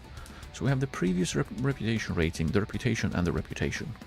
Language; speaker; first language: English; native; English